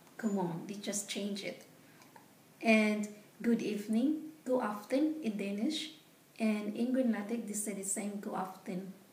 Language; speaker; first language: English; non-native, local second language; Filipino